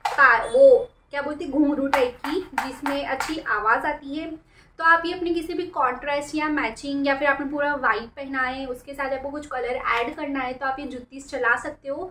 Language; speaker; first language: Hindi; native; Hindi